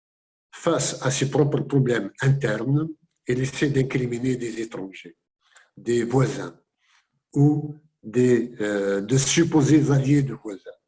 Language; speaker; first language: French; non-native, local second language; Kabyle